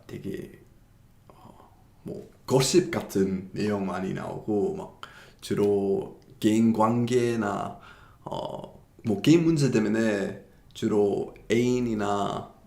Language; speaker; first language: Korean; non-native, fluent; English